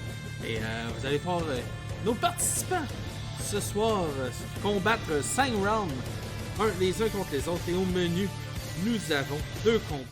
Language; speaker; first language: French; native; French